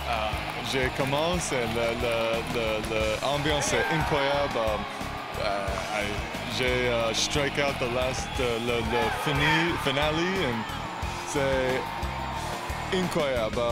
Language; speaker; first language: French; non-native, learner; English